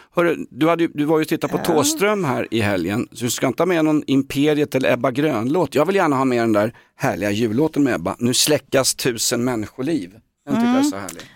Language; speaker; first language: Swedish; native; Swedish